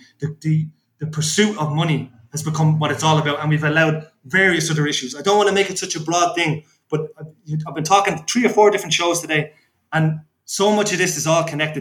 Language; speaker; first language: English; native; English